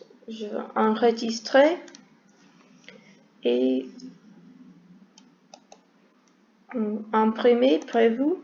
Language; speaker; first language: French; non-native, learner; English